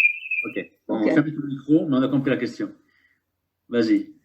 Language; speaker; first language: French; native; French